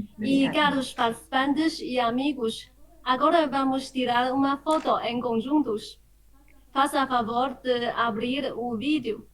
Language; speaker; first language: Portuguese; non-native, fluent; Chinese